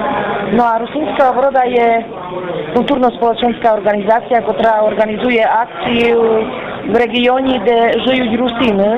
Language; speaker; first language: Slovak; non-native, local second language; Rusyn